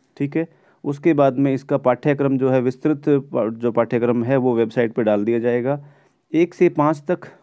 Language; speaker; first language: Hindi; native; Hindi